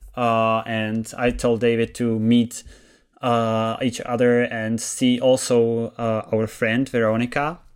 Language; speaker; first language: English; non-native, fluent; Czech